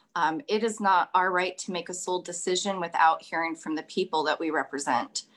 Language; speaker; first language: English; native; English